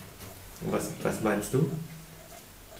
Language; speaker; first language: German; native; German